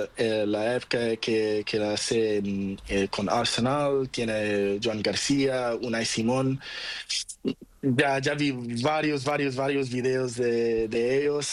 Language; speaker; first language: Spanish; non-native, learner; Portuguese